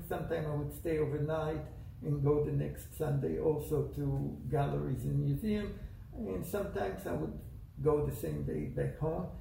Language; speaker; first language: English; non-native, fluent; Hebrew